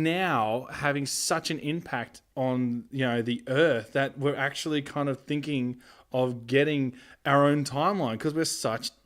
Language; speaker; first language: English; native; English